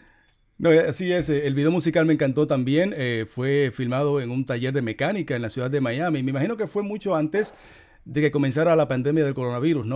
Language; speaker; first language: Spanish; native; Spanish